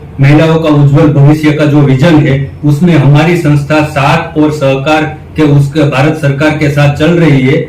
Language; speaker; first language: Hindi; non-native, local second language; Gujarati